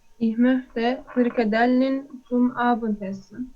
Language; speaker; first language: German; non-native, learner; Turkish